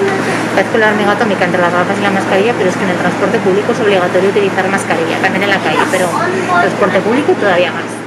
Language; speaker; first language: Spanish; native; Spanish